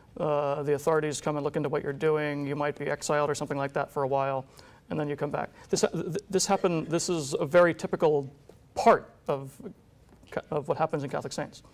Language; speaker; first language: English; native; English